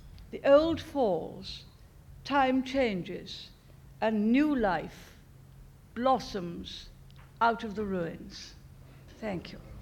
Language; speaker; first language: English; native; English